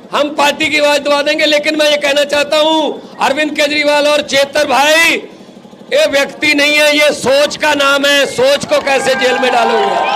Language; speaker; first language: Hindi; non-native, local second language; Punjabi